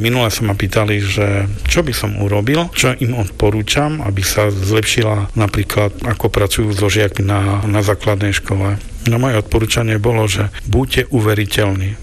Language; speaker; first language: Slovak; non-native, local second language; Romany